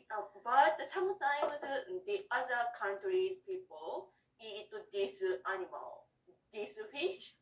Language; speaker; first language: English; non-native, learner; Japanese